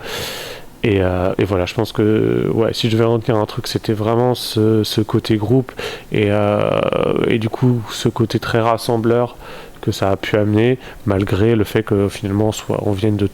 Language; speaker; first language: French; native; French